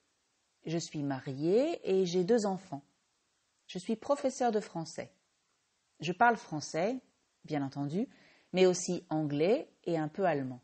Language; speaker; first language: French; native; French